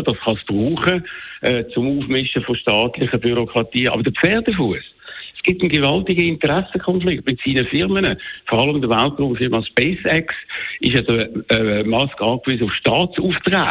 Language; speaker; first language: German; native; German